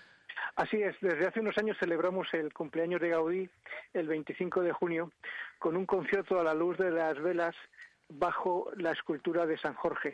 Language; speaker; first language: Spanish; native; Spanish